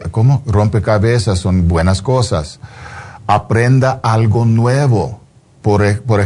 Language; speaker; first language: Spanish; non-native, fluent; English